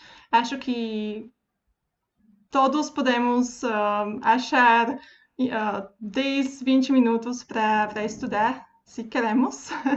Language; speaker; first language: Portuguese; non-native, fluent; Slovak